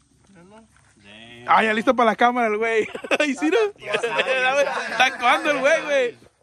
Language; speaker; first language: Spanish; early bilingual, heritage; Spanish